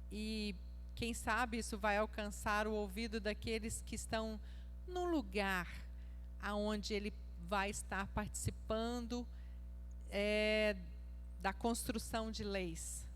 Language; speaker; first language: Portuguese; native; Portuguese